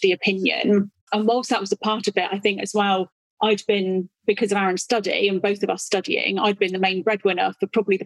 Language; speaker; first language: English; native; English